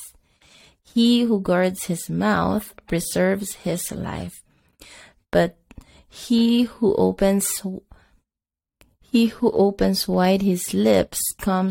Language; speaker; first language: English; non-native, local second language; Cebuano